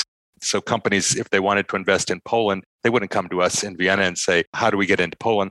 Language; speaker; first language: English; native; English